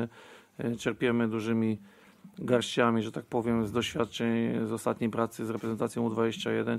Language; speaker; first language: Polish; native; Polish